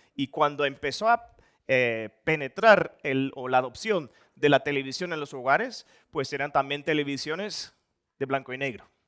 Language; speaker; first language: Spanish; non-native, fluent; Dutch